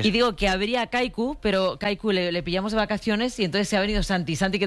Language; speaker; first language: Spanish; native; Spanish